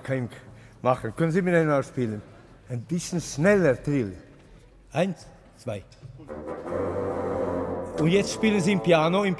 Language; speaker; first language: German; non-native, fluent; Latvian